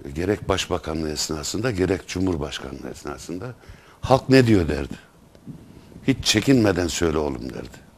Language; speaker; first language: Turkish; native; Turkish